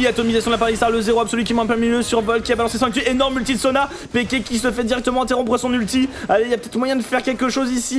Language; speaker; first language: French; native; French